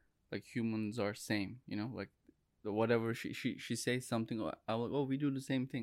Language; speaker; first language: English; non-native, fluent; Turkish